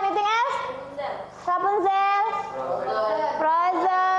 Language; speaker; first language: English; non-native, learner; Indonesian